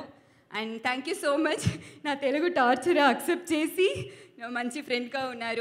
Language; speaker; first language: Telugu; non-native, learner; Tamil